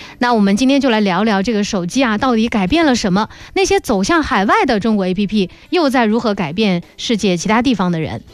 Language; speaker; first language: Chinese; native; Chinese